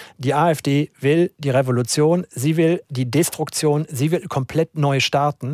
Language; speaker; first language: German; native; German